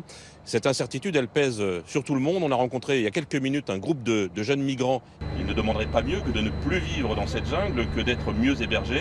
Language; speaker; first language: French; native; French